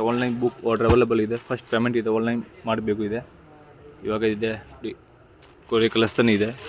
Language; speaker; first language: Kannada; non-native, local second language; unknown